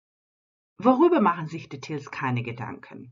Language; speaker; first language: German; non-native, fluent; Croatian